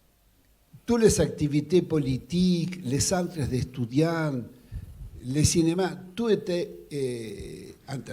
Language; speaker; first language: French; non-native, fluent; Spanish